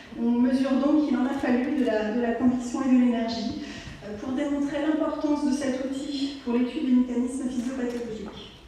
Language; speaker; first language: French; native; French